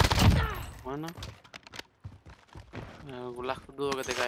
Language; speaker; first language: Spanish; native; Spanish